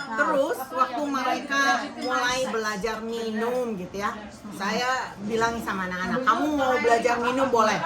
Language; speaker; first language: Indonesian; native; Indonesian